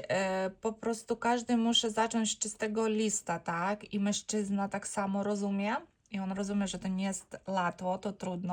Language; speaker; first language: Polish; non-native, learner; Ukrainian